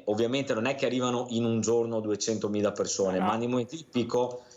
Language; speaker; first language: Italian; native; Italian